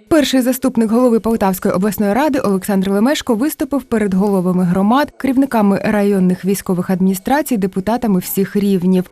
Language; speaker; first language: Ukrainian; native; Ukrainian